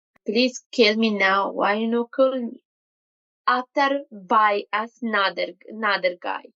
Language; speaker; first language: English; non-native, learner; Kurdish